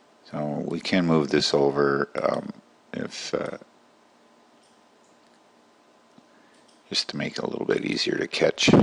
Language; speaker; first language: English; native; English